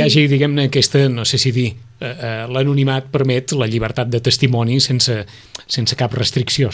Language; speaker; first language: Catalan; native; Catalan